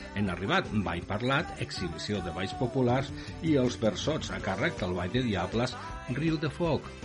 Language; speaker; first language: Catalan; native; Catalan